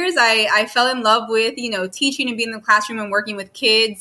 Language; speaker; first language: English; native; English